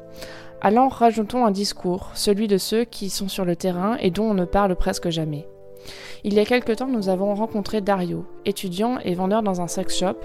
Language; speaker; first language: French; native; French